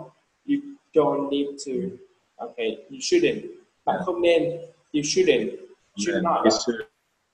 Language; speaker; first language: English; non-native, learner; Vietnamese